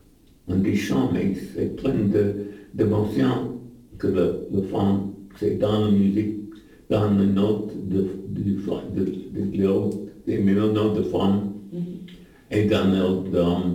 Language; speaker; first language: French; non-native, learner; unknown